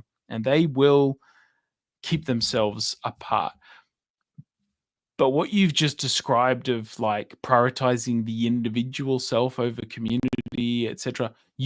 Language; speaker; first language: English; native; English